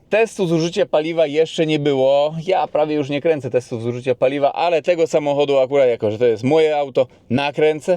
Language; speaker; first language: Polish; native; Polish